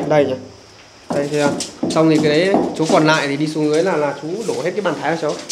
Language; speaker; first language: Vietnamese; native; Vietnamese